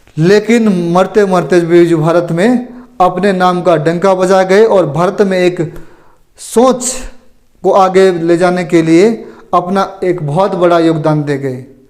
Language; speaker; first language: Hindi; native; Hindi